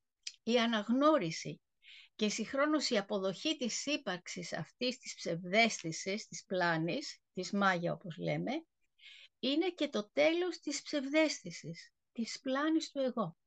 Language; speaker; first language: Greek; native; Greek